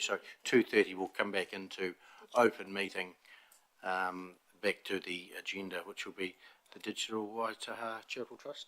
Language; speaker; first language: English; native; English